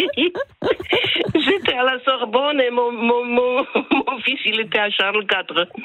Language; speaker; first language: French; non-native, fluent; Slovak